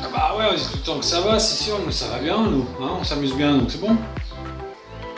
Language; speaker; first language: French; native; French